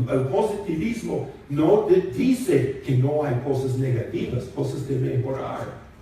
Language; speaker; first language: Spanish; non-native, fluent; English